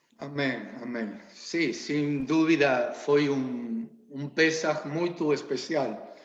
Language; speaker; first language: Portuguese; non-native, learner; Spanish